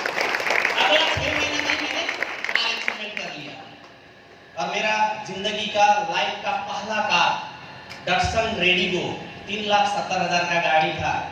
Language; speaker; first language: Hindi; non-native, local second language; Nepali